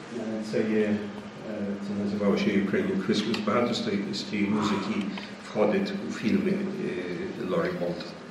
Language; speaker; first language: Ukrainian; early bilingual, heritage; Ukrainian